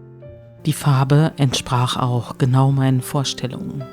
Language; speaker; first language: German; native; German